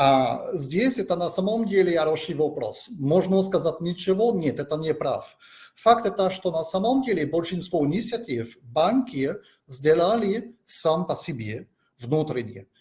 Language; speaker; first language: Russian; non-native, fluent; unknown